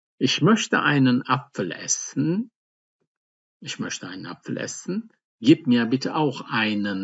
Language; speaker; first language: German; non-native, fluent; Turkish